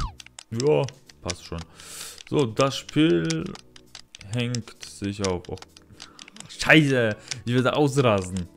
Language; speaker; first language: German; non-native, learner; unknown